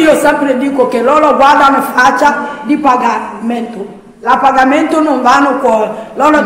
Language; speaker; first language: Italian; non-native, learner; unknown